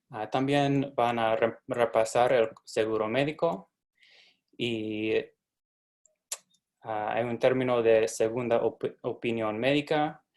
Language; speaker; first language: Spanish; non-native, fluent; English